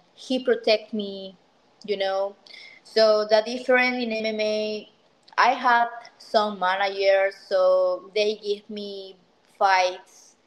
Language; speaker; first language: English; non-native, learner; Spanish